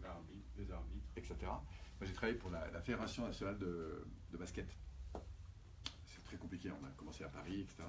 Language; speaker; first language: French; native; French